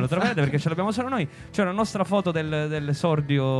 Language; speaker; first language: Italian; native; Italian